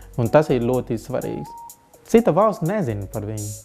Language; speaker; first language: Latvian; non-native, learner; Vietnamese